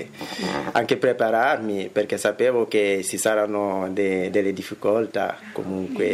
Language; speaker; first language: Italian; non-native, fluent; Wolof